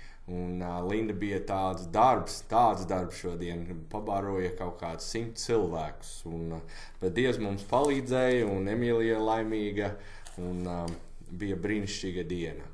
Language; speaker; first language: Latvian; non-native, learner; English